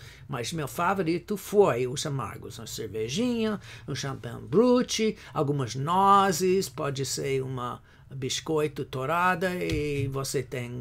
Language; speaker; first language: Portuguese; non-native, fluent; English